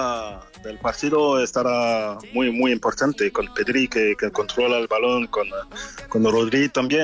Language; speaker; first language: Spanish; non-native, fluent; French